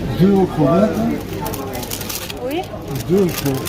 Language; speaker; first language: French; non-native, learner; Thai